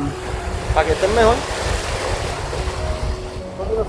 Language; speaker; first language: Spanish; native; Spanish